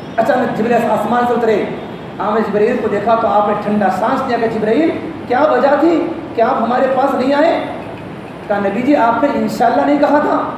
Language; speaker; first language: Urdu; non-native, local second language; Gujarati